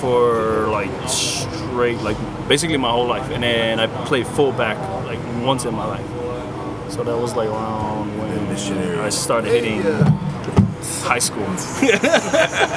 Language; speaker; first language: English; non-native, fluent; Samoan